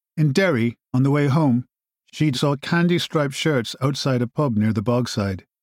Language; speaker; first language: English; native; English